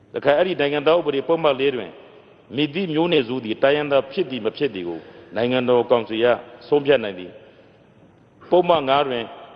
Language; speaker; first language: Burmese; non-native, local second language; Rohingya